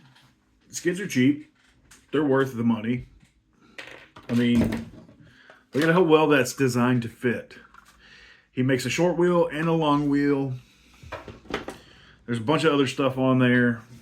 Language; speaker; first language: English; native; English